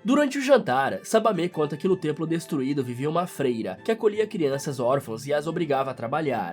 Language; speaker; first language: Portuguese; native; Portuguese